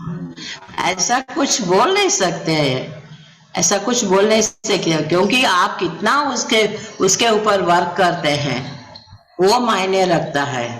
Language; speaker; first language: Hindi; non-native, local second language; Telugu